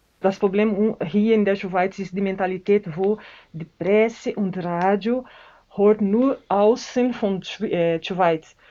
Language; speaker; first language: German; non-native, learner; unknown